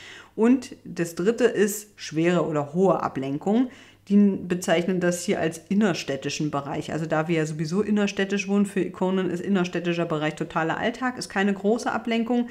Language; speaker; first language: German; native; German